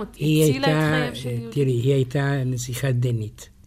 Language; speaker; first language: Hebrew; non-native, fluent; French